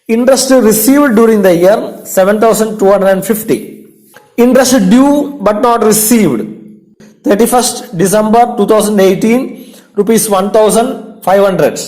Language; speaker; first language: English; non-native, local second language; Malayalam